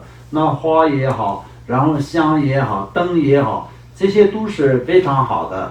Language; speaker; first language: Chinese; non-native, local second language; Tibetan